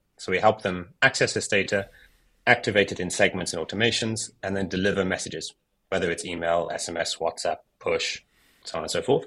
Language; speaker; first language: English; native; English